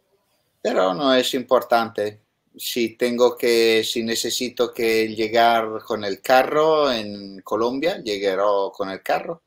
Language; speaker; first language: Spanish; non-native, fluent; Italian